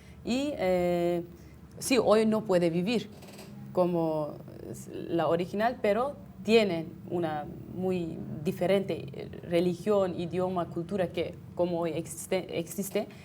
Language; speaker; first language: Spanish; non-native, fluent; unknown